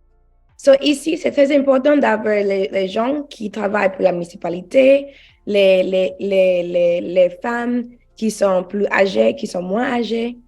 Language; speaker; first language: French; non-native, learner; English